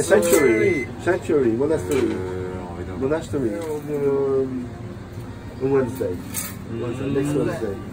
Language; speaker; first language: English; non-native, learner; French